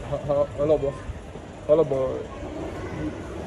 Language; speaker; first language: Chinese; non-native, learner; Kinyarwanda